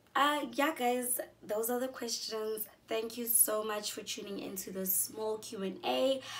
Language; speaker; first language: English; non-native, local second language; Zulu